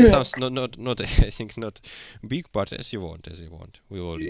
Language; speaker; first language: English; non-native, learner; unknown